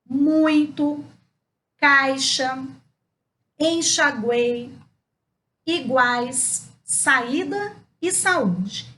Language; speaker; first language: Portuguese; native; Portuguese